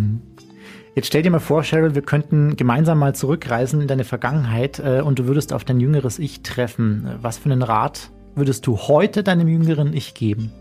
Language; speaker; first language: German; native; German